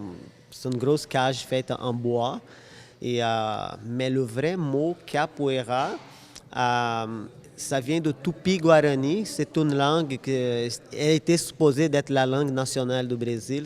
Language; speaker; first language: French; non-native, fluent; Portuguese